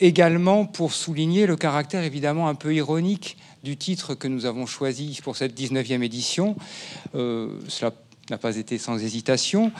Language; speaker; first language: French; native; French